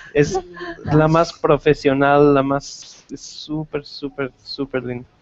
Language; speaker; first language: Spanish; non-native, fluent; English